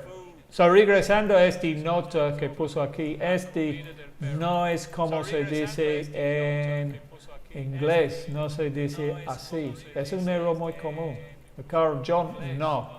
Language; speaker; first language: Spanish; non-native, fluent; English